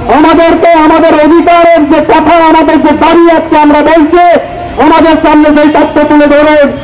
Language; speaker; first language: Bangla; non-native, local second language; Santali